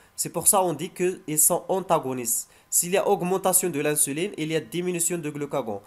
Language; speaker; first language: French; non-native, local second language; Arabic